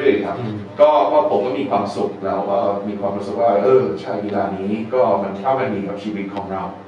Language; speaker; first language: Thai; non-native, fluent; English